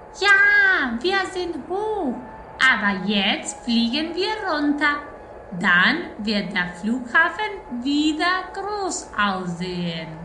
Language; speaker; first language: German; non-native, fluent; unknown